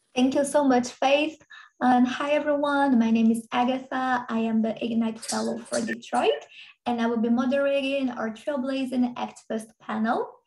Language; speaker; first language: English; non-native, fluent; Portuguese